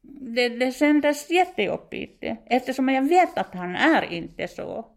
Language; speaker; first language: Swedish; non-native, fluent; Finnish